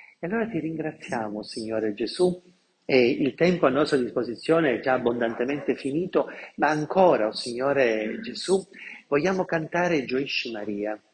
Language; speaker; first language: Italian; non-native, local second language; Sicilian